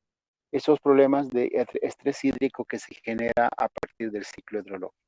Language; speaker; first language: Spanish; native; Spanish